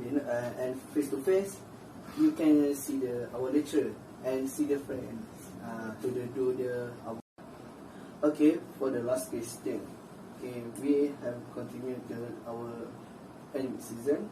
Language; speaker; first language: English; non-native, local second language; Malay